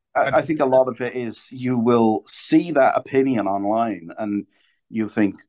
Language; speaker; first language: English; native; English